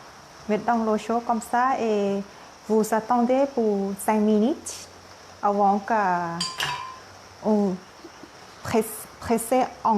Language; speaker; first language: French; non-native, learner; Thai